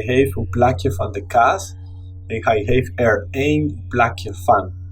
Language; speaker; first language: Dutch; non-native, learner; Spanish